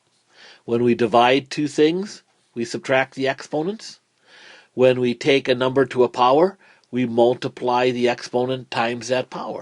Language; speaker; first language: English; native; English